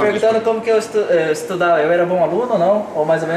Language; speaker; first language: Portuguese; native; Portuguese